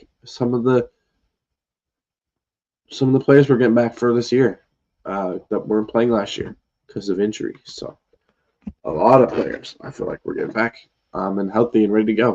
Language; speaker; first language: English; native; English